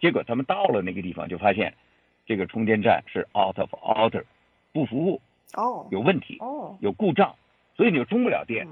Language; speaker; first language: Chinese; native; Chinese